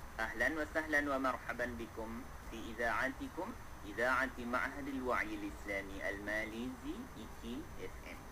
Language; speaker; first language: Arabic; non-native, fluent; Malay